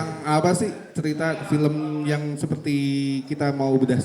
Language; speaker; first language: Indonesian; native; Indonesian